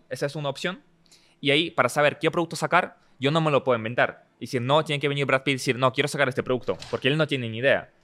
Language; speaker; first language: Spanish; early bilingual, other home language; Russian